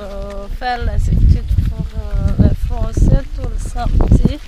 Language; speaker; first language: French; non-native, local second language; Malagasy